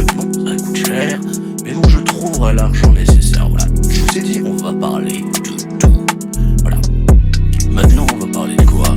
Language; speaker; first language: French; native; French